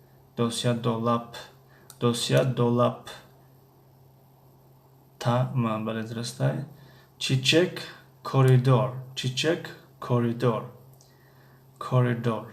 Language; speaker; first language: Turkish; non-native, fluent; Tajik